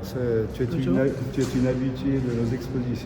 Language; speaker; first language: French; native; French